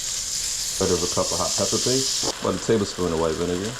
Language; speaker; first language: English; native; English